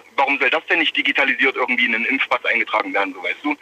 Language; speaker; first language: German; native; German